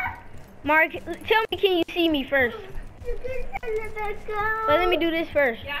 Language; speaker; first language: English; native; English